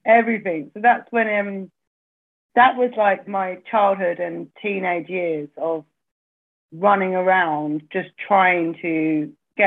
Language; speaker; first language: English; native; English